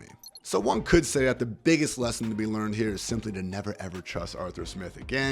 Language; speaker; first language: English; native; English